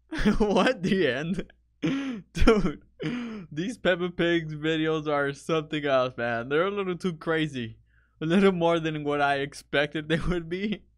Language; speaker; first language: English; native; English